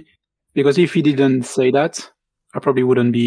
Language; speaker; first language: English; non-native, fluent; French